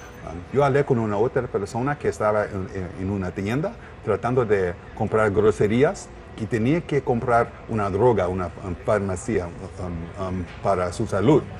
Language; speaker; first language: Spanish; non-native, learner; English